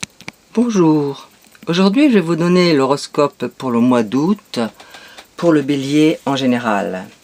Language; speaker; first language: French; native; French